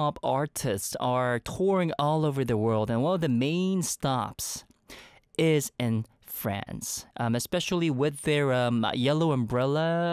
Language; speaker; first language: English; early bilingual, other home language; Korean